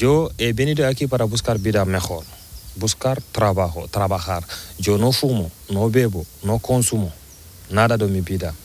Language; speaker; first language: Spanish; non-native, learner; Fula